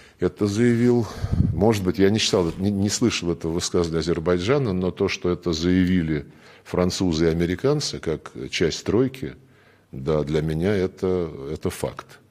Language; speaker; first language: Russian; native; Russian